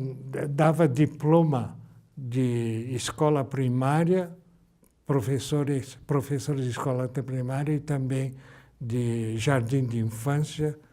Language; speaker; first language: Portuguese; early bilingual, other home language; Japanese